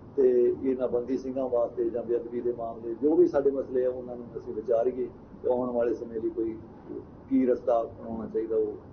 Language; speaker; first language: Punjabi; native; Punjabi